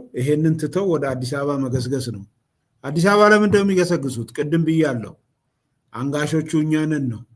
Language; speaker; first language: Amharic; non-native, local second language; Oromo